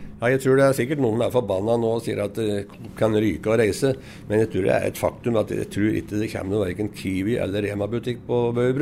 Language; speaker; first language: Norwegian; native; Norwegian